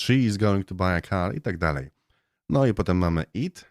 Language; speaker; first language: English; non-native, fluent; Polish